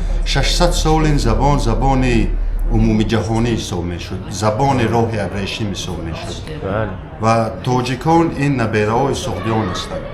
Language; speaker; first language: Persian; non-native, local second language; Shughni